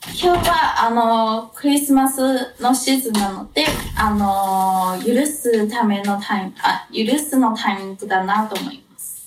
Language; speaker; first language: Japanese; non-native, fluent; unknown